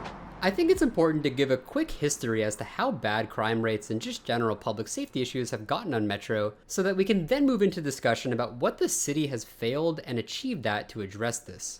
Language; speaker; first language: English; native; English